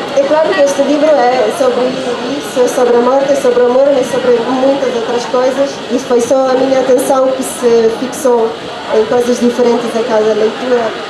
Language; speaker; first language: Portuguese; non-native, fluent; Italian